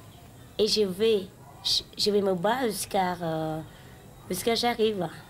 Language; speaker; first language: French; non-native, learner; Khmer